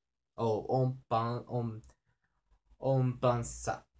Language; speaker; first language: French; non-native, learner; Spanish